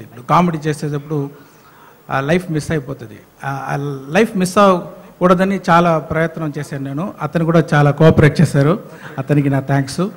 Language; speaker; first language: Telugu; non-native, fluent; Tamil